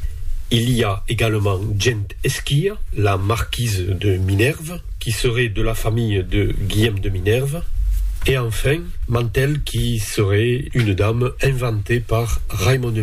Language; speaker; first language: French; native; French